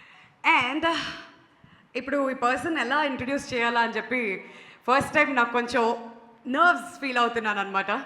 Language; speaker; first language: Telugu; native; Telugu